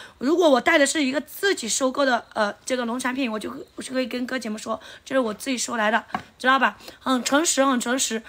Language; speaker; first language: Chinese; non-native, local second language; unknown